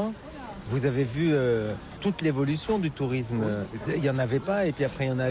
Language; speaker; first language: French; native; French